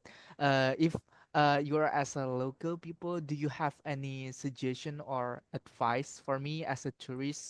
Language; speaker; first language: English; non-native, learner; Indonesian